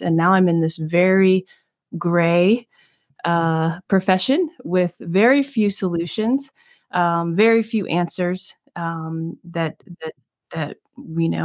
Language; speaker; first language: English; native; English